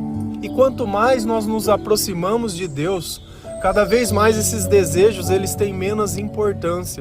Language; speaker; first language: Portuguese; native; Portuguese